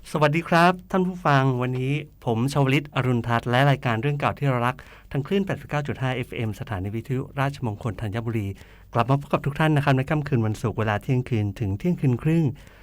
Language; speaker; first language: Thai; native; Thai